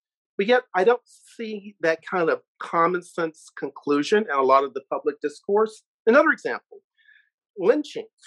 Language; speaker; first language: English; native; English